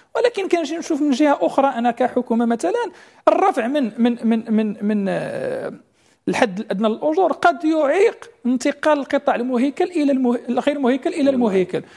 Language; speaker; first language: Arabic; native; Arabic